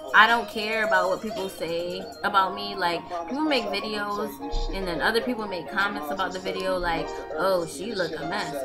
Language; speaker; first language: English; native; English